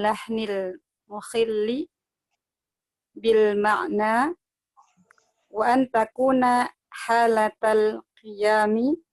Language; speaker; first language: Arabic; non-native, learner; Indonesian